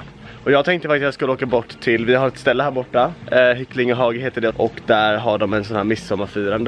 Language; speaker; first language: Swedish; native; Swedish